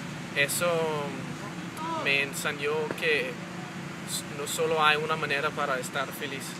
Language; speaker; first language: Spanish; non-native, learner; Danish